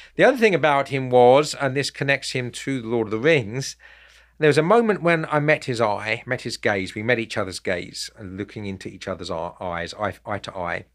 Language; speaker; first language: English; native; English